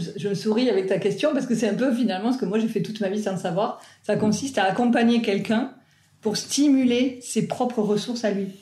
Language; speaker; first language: French; native; French